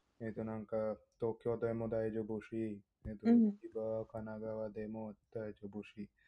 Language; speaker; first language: Japanese; non-native, learner; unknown